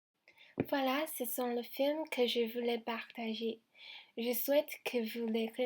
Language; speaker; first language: French; non-native, fluent; Chinese